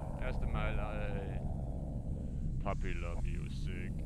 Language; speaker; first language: German; non-native, learner; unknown